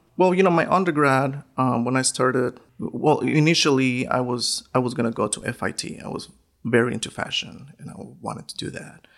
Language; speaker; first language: English; non-native, fluent; Spanish